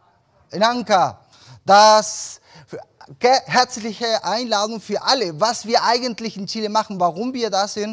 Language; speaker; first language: German; early bilingual, other home language; Spanish